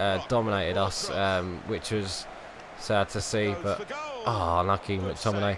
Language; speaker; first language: English; native; English